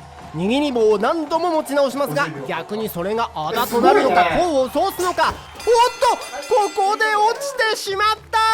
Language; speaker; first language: Japanese; native; Japanese